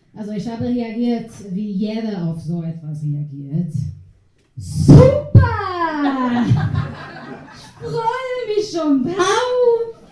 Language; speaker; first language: German; non-native, learner; Portuguese